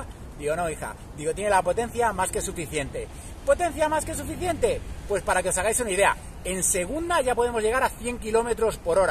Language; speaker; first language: Spanish; native; Spanish